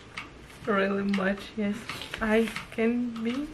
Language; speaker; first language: English; non-native, learner; Russian